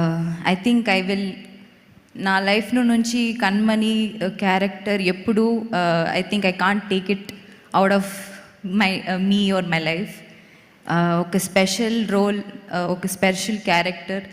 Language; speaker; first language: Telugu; non-native, local second language; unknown